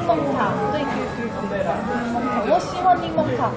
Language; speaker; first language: Chinese; non-native, learner; Korean